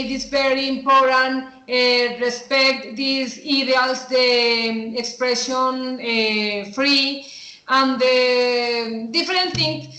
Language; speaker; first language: English; non-native, learner; Spanish